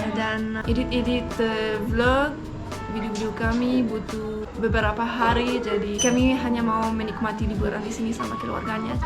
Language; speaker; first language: Indonesian; non-native, fluent; French